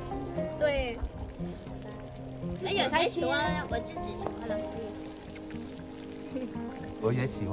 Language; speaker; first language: Chinese; non-native, learner; Vietnamese